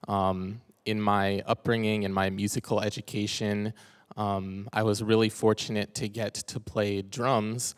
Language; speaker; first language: English; native; English